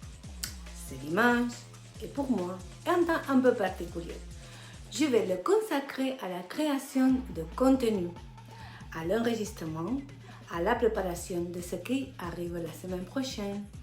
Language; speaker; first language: French; non-native, fluent; Spanish